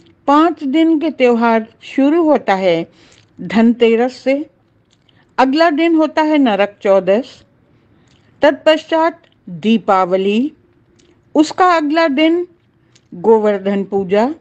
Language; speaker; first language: Hindi; native; Hindi